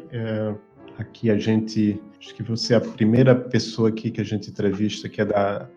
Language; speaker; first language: Portuguese; native; Portuguese